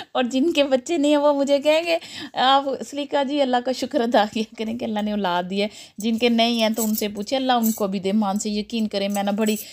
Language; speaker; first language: Urdu; non-native, local second language; Punjabi